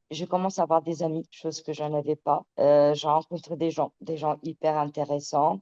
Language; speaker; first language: French; early bilingual, other home language; Portuguese